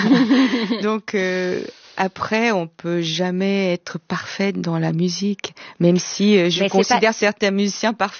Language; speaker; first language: French; non-native, fluent; Korean